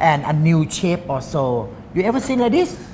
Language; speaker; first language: English; non-native, learner; Thai